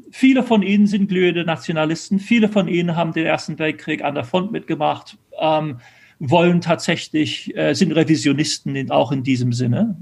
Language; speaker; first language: German; early bilingual, other home language; English